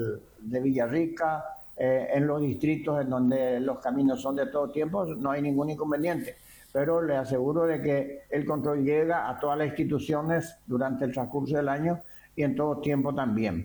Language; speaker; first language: Spanish; native; Spanish